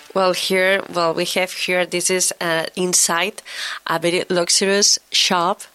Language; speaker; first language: English; non-native, fluent; Catalan